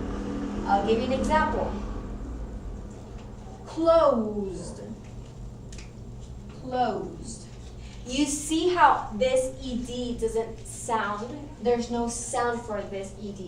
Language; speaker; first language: English; non-native, fluent; Spanish